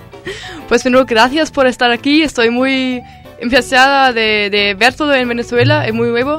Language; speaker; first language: Spanish; non-native, learner; German